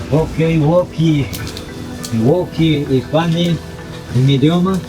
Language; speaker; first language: Spanish; non-native, local second language; Quechua